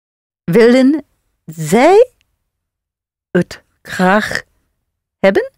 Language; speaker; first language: Dutch; non-native, learner; English